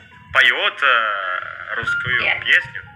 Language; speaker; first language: Russian; non-native, learner; Indonesian